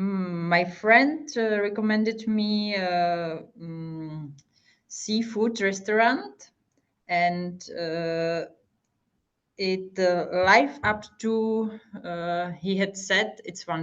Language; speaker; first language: English; non-native, fluent; Hungarian